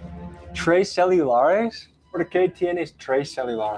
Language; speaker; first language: Spanish; non-native, learner; English